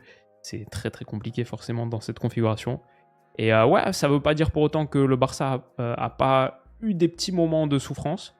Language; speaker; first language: French; native; French